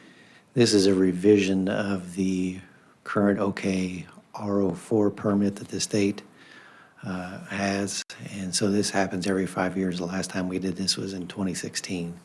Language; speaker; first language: English; native; English